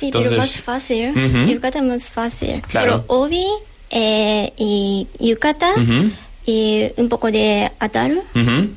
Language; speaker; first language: Spanish; non-native, learner; Japanese